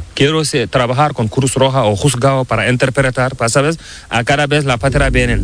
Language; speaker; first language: Spanish; non-native, learner; Fula